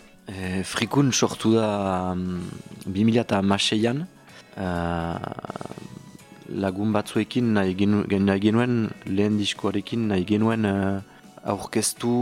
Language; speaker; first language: Basque; non-native, learner; French